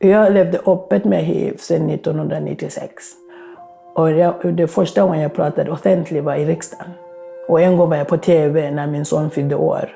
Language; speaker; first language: Swedish; non-native, fluent; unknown